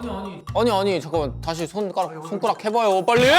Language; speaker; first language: Korean; native; Korean